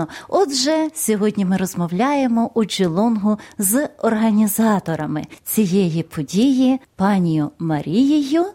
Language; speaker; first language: Ukrainian; native; Ukrainian